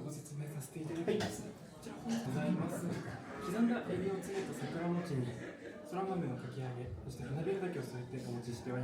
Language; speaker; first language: Japanese; native; Japanese